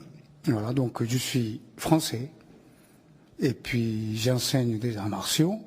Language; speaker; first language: French; non-native, fluent; Japanese